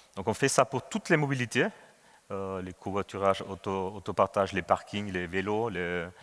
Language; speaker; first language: French; non-native, fluent; German